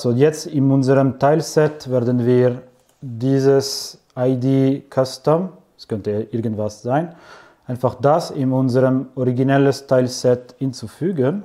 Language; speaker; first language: German; non-native, fluent; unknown